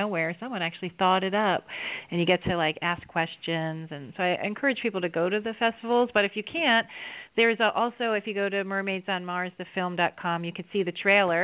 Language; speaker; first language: English; native; English